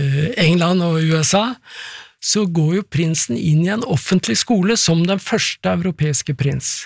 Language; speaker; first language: Norwegian; native; Norwegian